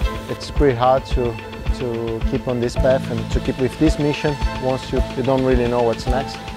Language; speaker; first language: English; non-native, fluent; Portuguese